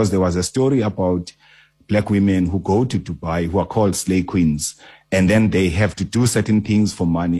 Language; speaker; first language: English; non-native, local second language; Xhosa